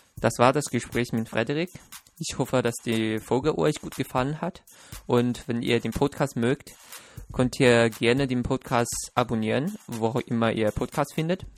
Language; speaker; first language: German; non-native, fluent; Chinese